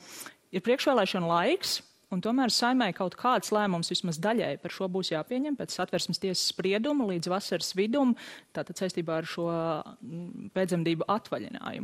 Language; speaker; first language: Latvian; native; Latvian